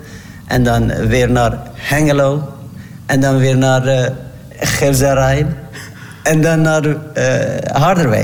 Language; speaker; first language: Dutch; non-native, learner; Turkish